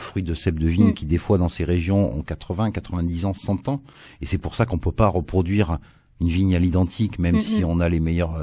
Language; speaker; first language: French; native; French